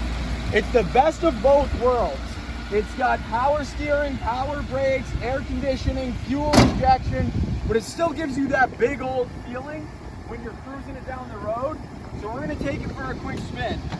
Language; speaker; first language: English; native; English